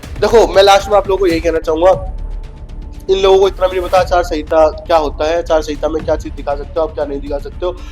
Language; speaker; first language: Hindi; native; Hindi